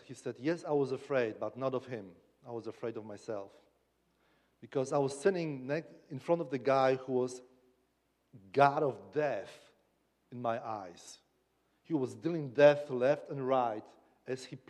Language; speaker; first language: English; non-native, fluent; Polish